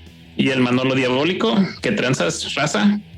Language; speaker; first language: Spanish; early bilingual, heritage; Spanish